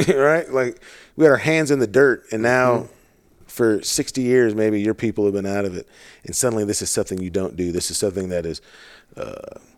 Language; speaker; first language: English; native; English